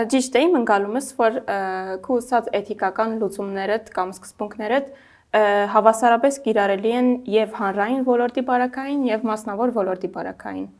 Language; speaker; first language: Armenian; native; Armenian